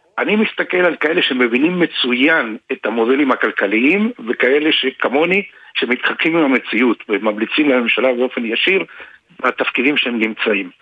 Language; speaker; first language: Hebrew; non-native, fluent; Spanish